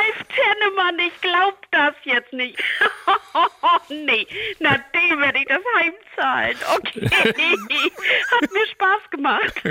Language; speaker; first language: German; native; German